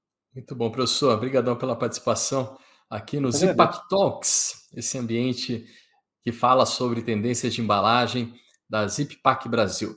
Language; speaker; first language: Portuguese; native; Portuguese